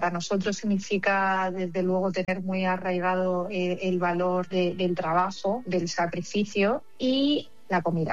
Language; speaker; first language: Spanish; native; Spanish